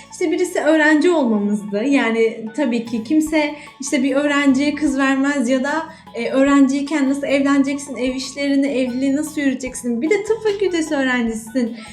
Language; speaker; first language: Turkish; native; Turkish